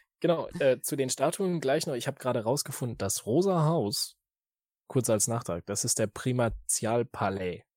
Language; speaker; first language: German; native; German